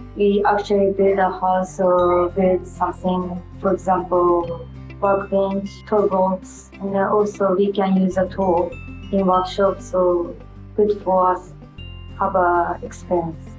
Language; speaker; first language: English; non-native, learner; Japanese